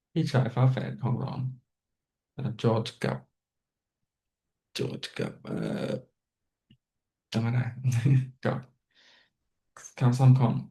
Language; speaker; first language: Thai; non-native, fluent; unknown